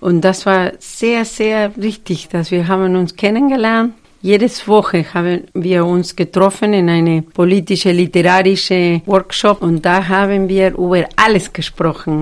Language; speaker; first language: German; non-native, fluent; Spanish